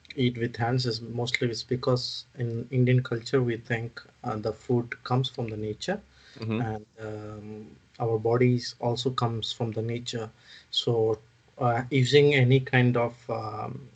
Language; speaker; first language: English; non-native, local second language; Odia